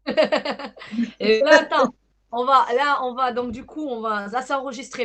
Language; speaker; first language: French; native; French